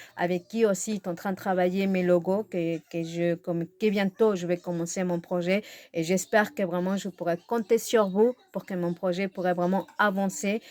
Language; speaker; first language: French; non-native, fluent; Spanish